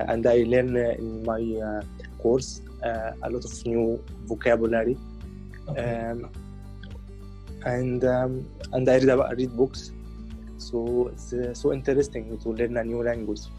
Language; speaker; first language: English; non-native, learner; Arabic